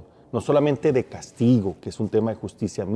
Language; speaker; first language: Spanish; native; Spanish